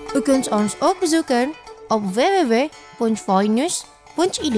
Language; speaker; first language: Dutch; non-native, fluent; Indonesian